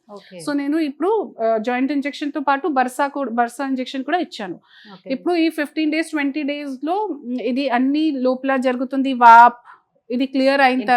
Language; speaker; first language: Telugu; non-native, fluent; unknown